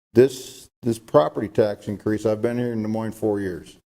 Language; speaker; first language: English; native; English